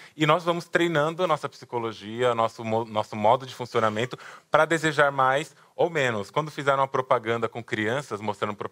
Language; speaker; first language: Portuguese; native; Portuguese